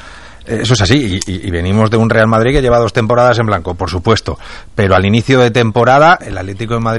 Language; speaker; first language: Spanish; native; Spanish